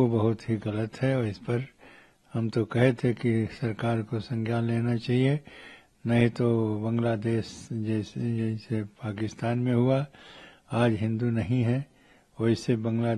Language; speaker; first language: Hindi; native; Hindi